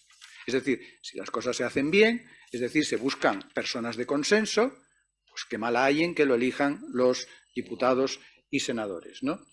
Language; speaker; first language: Spanish; native; Spanish